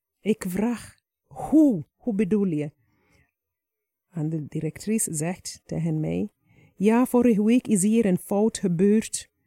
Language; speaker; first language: Dutch; non-native, fluent; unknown